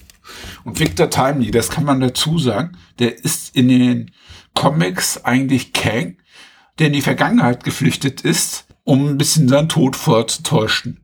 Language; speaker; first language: German; native; German